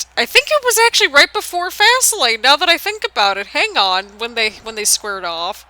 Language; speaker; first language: English; native; English